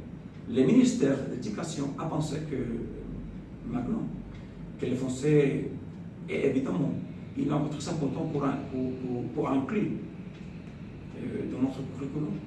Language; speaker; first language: French; non-native, fluent; Spanish